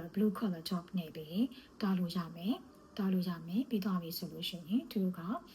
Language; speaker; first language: Burmese; native; Burmese